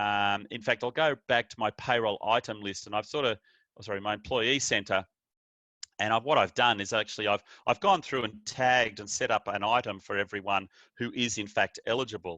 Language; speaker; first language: English; native; English